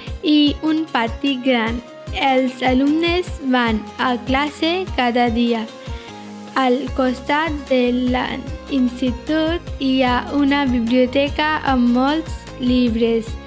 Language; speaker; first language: Catalan; non-native, learner; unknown